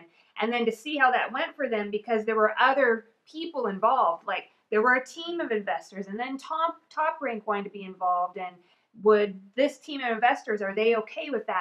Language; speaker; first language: English; native; English